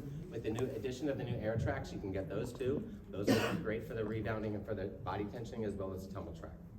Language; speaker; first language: English; native; English